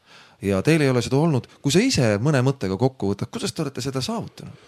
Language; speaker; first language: Estonian; native; Estonian